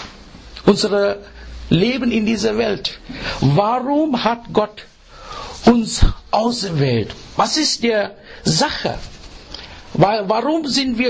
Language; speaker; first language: German; non-native, learner; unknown